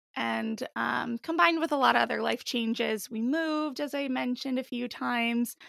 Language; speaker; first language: English; native; English